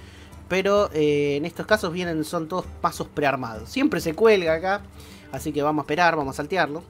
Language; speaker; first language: Spanish; native; Spanish